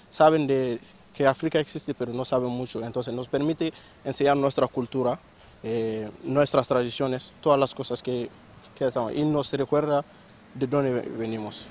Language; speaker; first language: Spanish; non-native, fluent; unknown